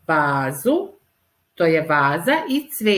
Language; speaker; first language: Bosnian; early bilingual, heritage; Serbian